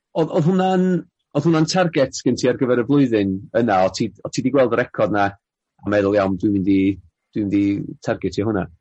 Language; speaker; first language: Welsh; native; Welsh